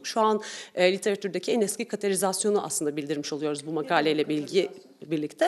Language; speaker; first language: Turkish; native; Turkish